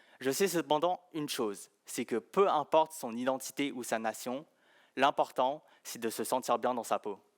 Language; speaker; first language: French; early bilingual, other home language; Chinese